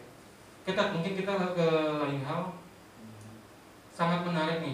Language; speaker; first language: Indonesian; native; Indonesian